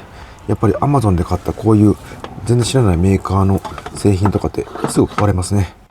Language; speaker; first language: Japanese; native; Japanese